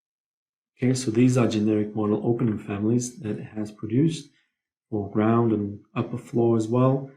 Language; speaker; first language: English; non-native, fluent; Lithuanian